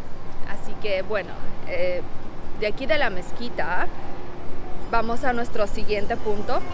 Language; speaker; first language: Spanish; non-native, local second language; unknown